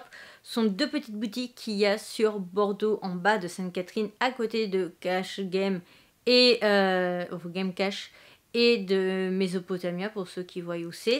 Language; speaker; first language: French; native; French